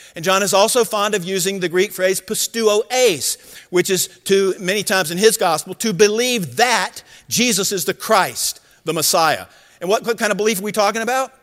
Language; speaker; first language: English; native; English